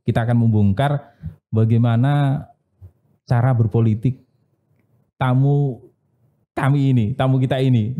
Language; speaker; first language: Indonesian; native; Indonesian